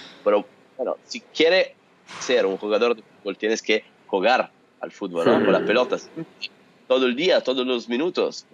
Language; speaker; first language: Spanish; non-native, fluent; Italian